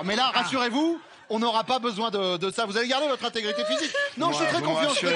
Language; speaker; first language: French; native; French